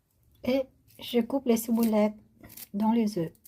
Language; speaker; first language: French; non-native, learner; Vietnamese